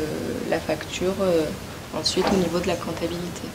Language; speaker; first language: French; native; French